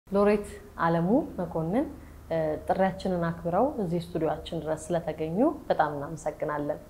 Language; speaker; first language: Amharic; native; Amharic